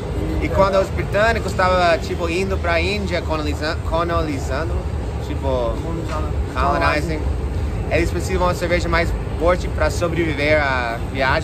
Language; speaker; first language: Portuguese; non-native, fluent; English